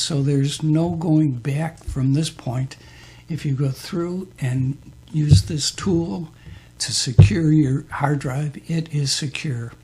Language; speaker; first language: English; native; English